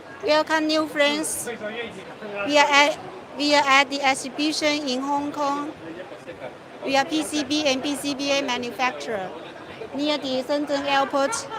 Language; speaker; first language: English; non-native, local second language; Chinese